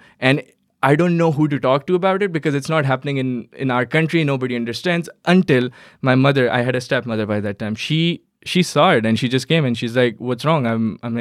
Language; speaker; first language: English; non-native, local second language; Urdu